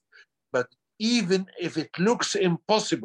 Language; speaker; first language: English; non-native, fluent; Arabic